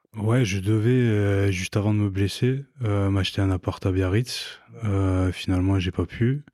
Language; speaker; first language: French; native; French